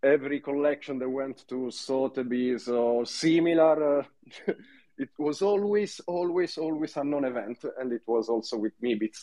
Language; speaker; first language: English; non-native, fluent; Italian